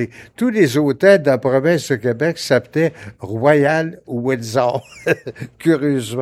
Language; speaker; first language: French; native; French